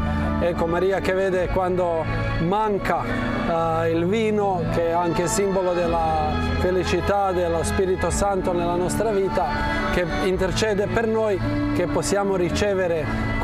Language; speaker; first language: Italian; non-native, fluent; Croatian